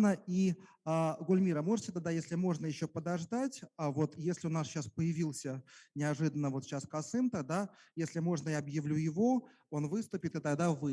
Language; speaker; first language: Russian; native; Russian